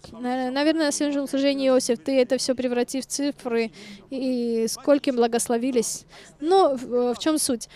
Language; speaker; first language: Russian; non-native, local second language; Armenian